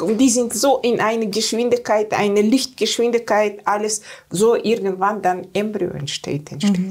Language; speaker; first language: German; non-native, learner; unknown